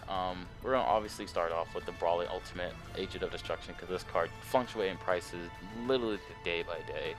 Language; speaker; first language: English; native; English